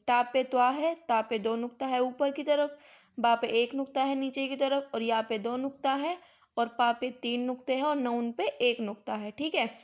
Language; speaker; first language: Hindi; native; Hindi